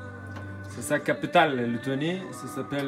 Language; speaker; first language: French; non-native, learner; Lithuanian